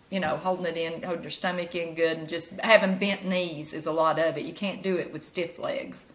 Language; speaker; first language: English; native; English